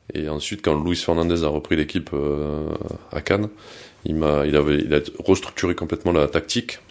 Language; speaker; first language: French; native; French